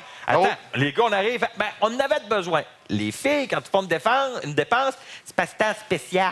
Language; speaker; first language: French; native; French